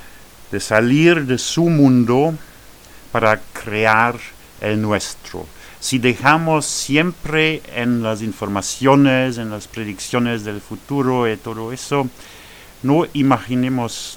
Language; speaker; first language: Spanish; non-native, fluent; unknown